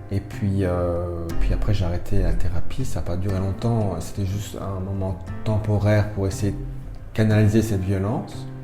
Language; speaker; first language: French; native; French